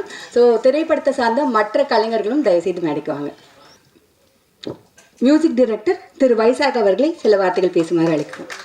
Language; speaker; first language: Tamil; native; Tamil